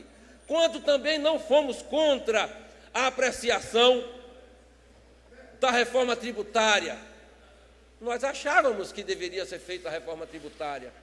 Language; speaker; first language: Portuguese; native; Portuguese